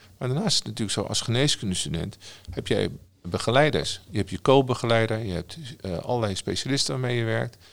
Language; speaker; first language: Dutch; native; Dutch